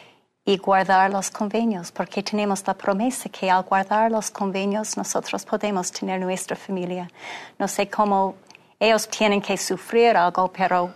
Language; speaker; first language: Spanish; non-native, fluent; English